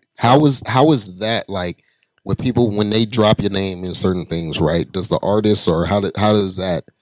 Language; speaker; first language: English; native; English